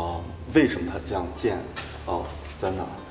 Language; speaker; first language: Chinese; native; Chinese